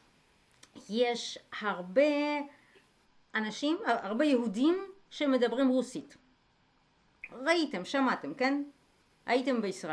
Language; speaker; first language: Hebrew; native; Hebrew